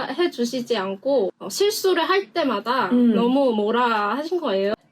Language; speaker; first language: Korean; non-native, fluent; Vietnamese